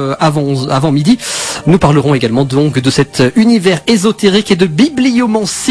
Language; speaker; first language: French; native; French